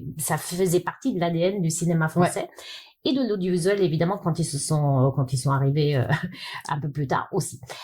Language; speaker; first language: French; non-native, fluent; German